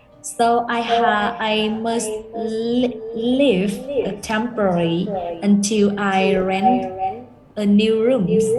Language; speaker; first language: English; non-native, learner; Vietnamese